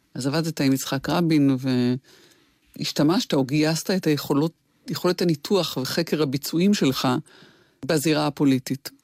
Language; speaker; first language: Hebrew; native; Hebrew